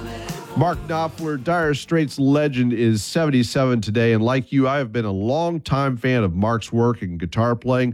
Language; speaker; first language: English; native; English